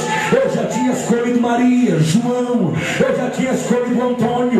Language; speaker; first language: Portuguese; native; Portuguese